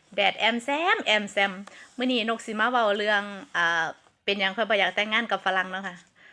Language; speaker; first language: Thai; native; Thai